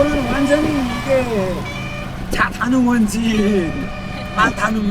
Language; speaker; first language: Korean; non-native, fluent; Nepali